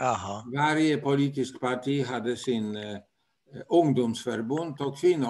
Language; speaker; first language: Swedish; non-native, fluent; Polish